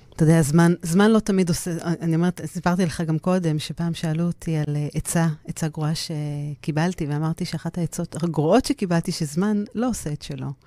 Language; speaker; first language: Hebrew; native; Hebrew